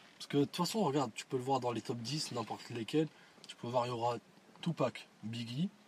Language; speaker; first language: French; early bilingual, other home language; Arabic